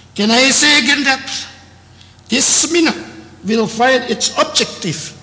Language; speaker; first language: English; non-native, fluent; Indonesian